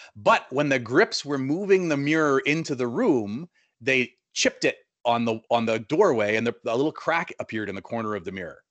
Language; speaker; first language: English; native; English